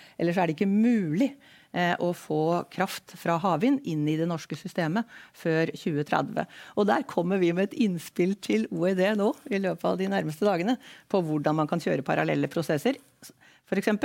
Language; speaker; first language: Norwegian; native; Norwegian